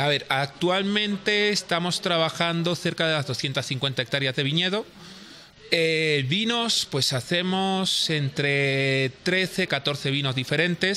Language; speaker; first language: Spanish; native; Spanish